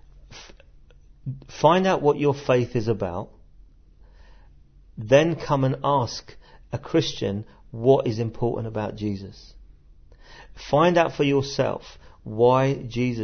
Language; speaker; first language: English; native; English